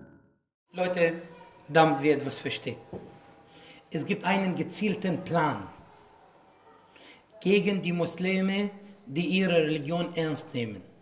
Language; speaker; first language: German; non-native, fluent; Arabic